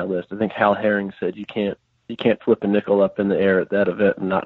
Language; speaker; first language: English; native; English